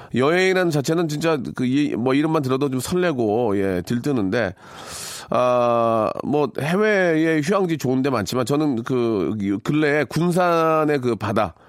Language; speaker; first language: Korean; native; Korean